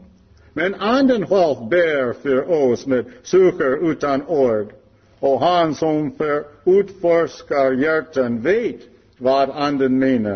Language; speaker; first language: Swedish; non-native, learner; English